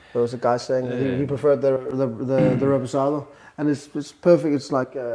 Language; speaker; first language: English; non-native, fluent; Danish